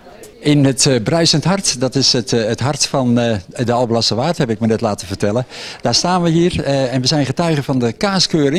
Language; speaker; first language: Dutch; native; Dutch